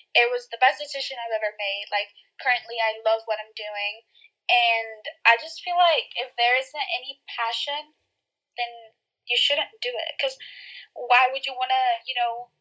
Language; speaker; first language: English; early bilingual, other home language; Spanish